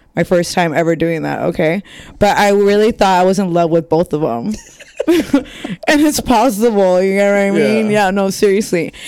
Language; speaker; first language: English; native; English